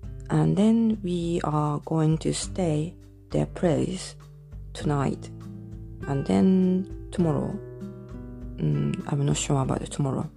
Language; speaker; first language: English; non-native, fluent; Japanese